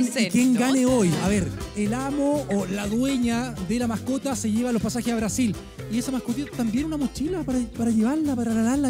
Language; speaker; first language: Spanish; native; Spanish